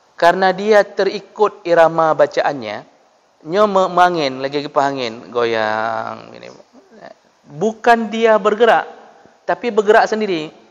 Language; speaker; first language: Malay; non-native, local second language; Achinese